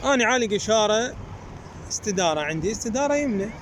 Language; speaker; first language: Arabic; native; Arabic